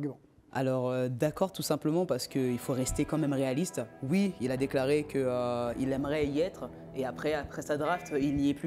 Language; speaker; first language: French; native; French